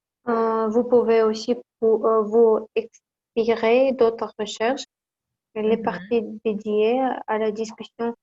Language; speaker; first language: French; non-native, learner; Kazakh